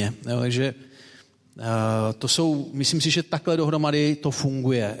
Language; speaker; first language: Czech; native; Czech